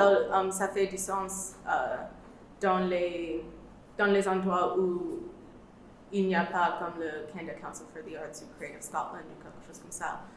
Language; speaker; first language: French; non-native, learner; English